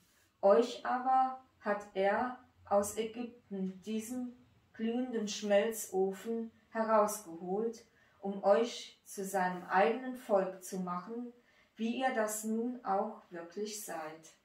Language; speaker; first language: German; native; German